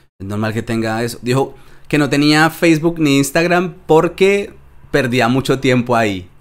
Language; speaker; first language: Spanish; native; Spanish